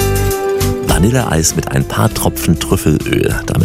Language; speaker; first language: German; native; German